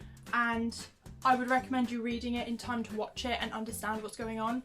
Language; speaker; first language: English; native; English